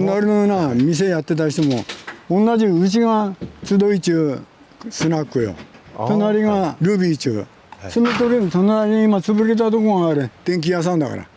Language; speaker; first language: Japanese; native; Japanese